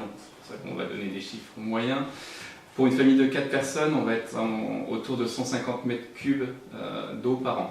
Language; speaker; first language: French; native; French